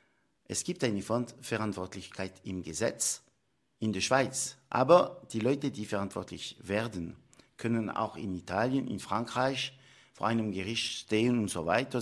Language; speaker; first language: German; non-native, local second language; French